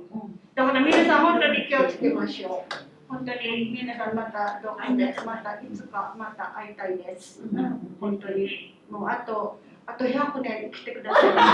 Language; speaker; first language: Japanese; non-native, fluent; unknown